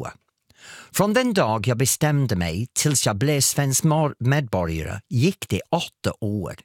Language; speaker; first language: Swedish; non-native, fluent; English